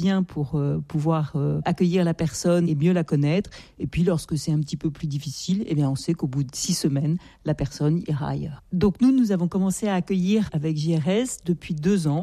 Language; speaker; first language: French; native; French